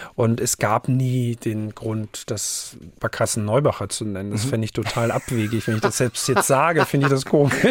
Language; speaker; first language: German; native; German